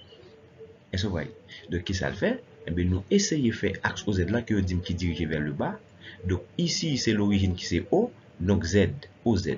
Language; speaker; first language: French; non-native, local second language; Haitian Creole